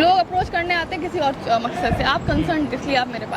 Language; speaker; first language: Hindi; native; Hindi